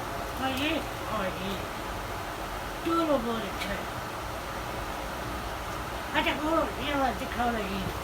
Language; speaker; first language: Hindi; non-native, learner; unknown